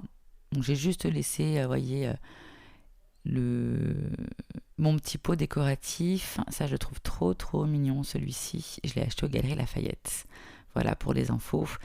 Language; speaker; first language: French; native; French